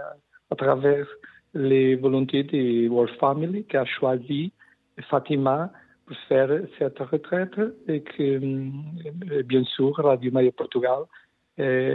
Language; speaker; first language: French; non-native, learner; Portuguese